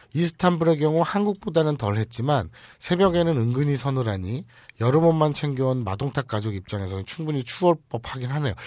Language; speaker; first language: Korean; native; Korean